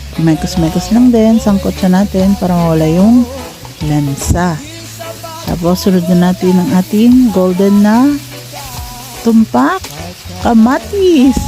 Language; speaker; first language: Filipino; non-native, local second language; Iloko